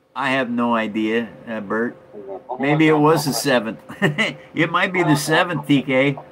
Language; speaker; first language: English; native; English